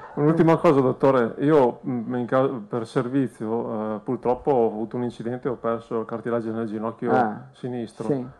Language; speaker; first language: Italian; native; Italian